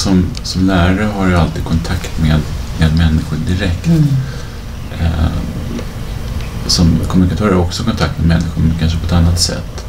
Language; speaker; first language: Swedish; native; Swedish